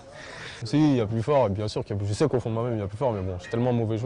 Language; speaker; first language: French; native; French